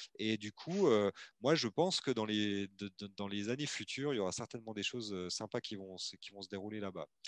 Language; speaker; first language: French; native; French